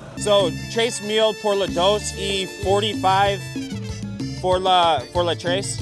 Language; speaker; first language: Spanish; non-native, learner; English